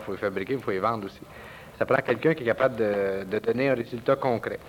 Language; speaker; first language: French; native; French